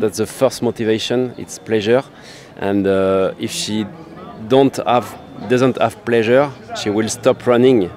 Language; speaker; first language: English; non-native, fluent; French